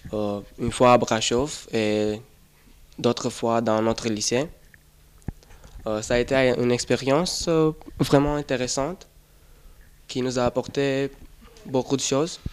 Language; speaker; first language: French; non-native, fluent; Romanian